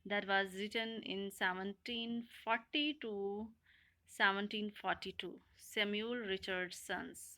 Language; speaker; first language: English; non-native, local second language; Urdu